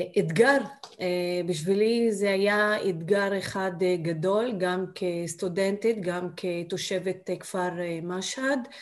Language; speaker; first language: Hebrew; non-native, local second language; Arabic